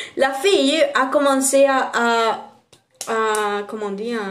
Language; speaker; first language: French; non-native, fluent; Spanish